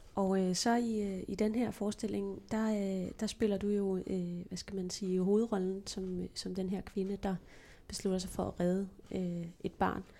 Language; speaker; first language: Danish; native; Danish